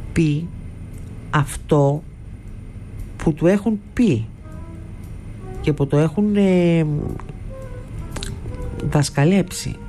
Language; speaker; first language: Greek; native; Greek